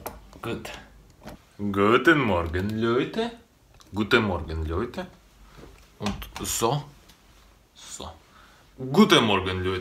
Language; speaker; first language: German; non-native, learner; Russian